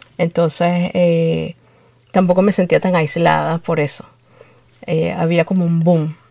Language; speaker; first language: Spanish; native; Spanish